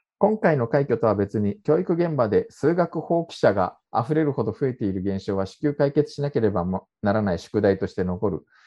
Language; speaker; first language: Japanese; native; Japanese